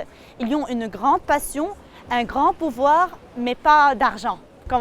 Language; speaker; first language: French; non-native, local second language; Arabic